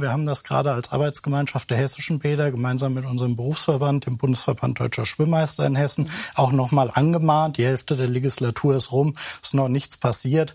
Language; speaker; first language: German; native; German